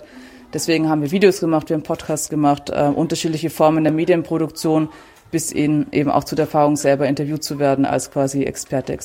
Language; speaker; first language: German; native; German